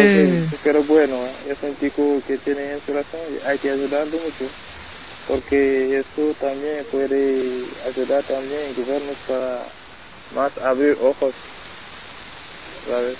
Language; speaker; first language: Spanish; non-native, learner; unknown